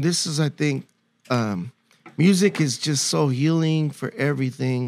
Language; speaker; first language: English; early bilingual, other home language; Spanish